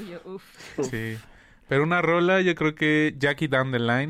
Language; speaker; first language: Spanish; native; Spanish